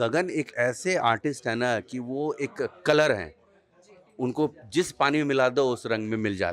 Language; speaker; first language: Hindi; native; Hindi